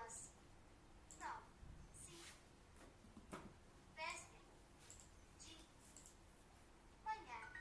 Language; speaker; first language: Portuguese; non-native, learner; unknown